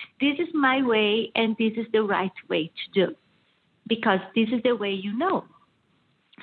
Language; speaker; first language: English; non-native, fluent; Portuguese